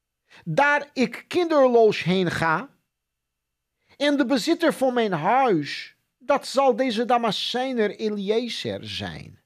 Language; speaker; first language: Dutch; non-native, fluent; Portuguese